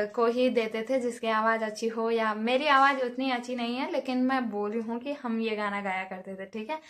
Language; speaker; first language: Hindi; native; Hindi